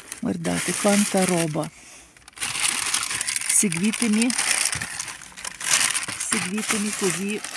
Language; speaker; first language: Italian; non-native, learner; Ukrainian